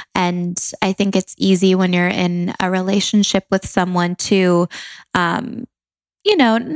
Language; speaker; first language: English; native; English